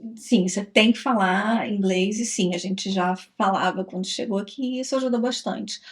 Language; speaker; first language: Portuguese; native; Portuguese